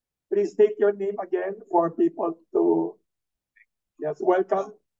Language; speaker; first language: English; non-native, local second language; Filipino